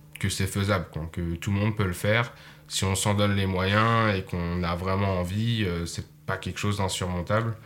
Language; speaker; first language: French; native; French